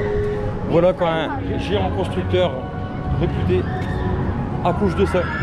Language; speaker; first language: French; native; French